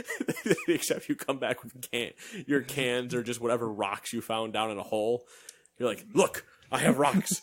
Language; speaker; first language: English; native; English